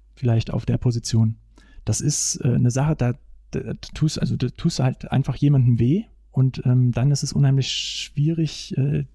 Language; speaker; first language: German; native; German